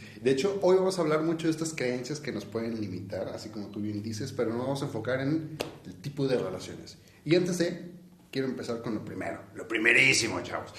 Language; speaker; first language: Spanish; native; Spanish